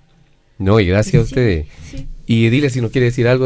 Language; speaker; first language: Spanish; native; Spanish